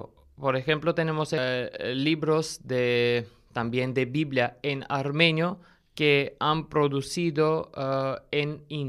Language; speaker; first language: Spanish; non-native, learner; Armenian